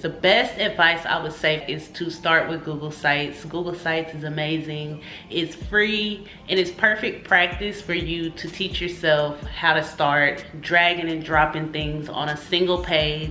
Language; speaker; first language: English; native; English